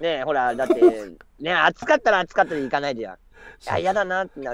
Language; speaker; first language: Japanese; native; Japanese